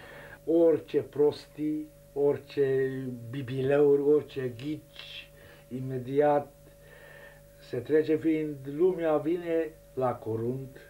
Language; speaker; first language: Romanian; non-native, local second language; Hungarian